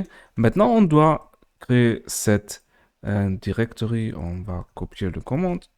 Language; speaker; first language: French; non-native, learner; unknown